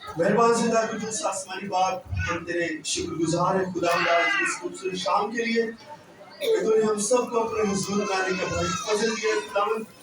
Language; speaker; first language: Urdu; non-native, local second language; Punjabi